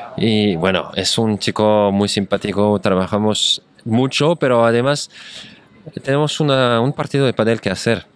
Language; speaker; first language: Spanish; non-native, fluent; French